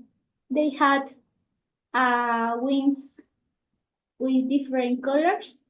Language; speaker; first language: English; non-native, learner; Spanish